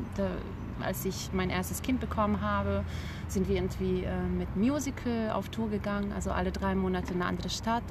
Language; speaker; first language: German; early bilingual, other home language; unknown